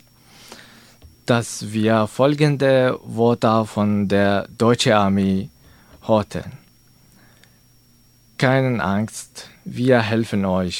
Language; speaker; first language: German; non-native, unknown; Arabic